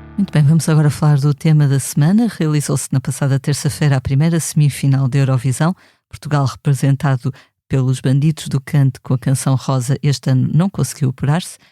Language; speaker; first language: Portuguese; native; Portuguese